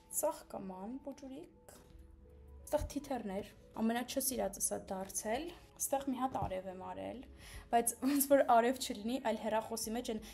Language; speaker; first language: Armenian; early bilingual, heritage; Armenian